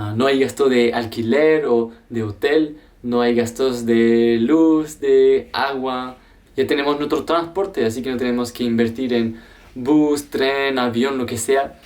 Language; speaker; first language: Spanish; non-native, fluent; French